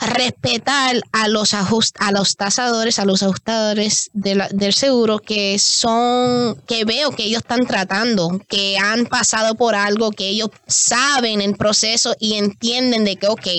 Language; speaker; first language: Spanish; early bilingual, heritage; Spanish